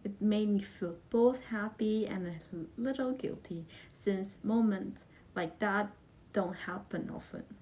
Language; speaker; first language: English; non-native, fluent; Korean